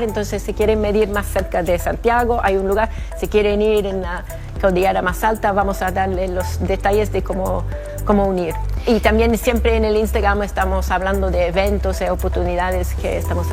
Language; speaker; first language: Spanish; non-native, fluent; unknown